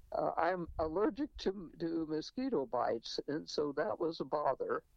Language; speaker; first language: English; native; English